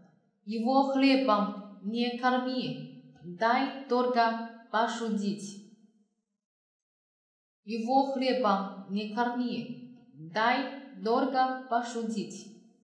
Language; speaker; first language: Russian; non-native, fluent; Chinese